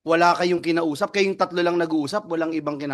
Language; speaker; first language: Filipino; native; Filipino